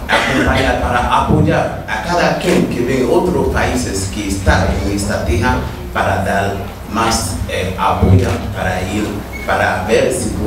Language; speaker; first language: Portuguese; non-native, learner; Haitian Creole